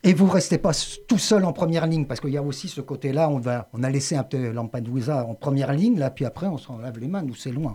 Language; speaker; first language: French; native; French